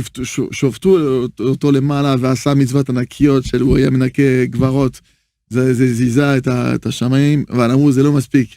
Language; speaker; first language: Hebrew; non-native, fluent; French